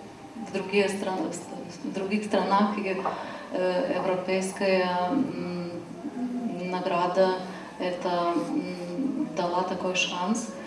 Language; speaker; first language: Russian; non-native, fluent; Lithuanian